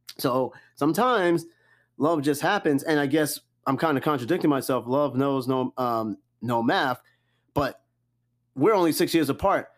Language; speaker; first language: English; native; English